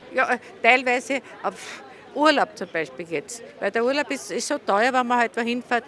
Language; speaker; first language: German; native; German